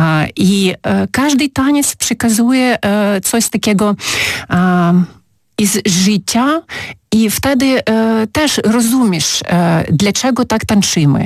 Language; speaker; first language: Polish; non-native, fluent; Ukrainian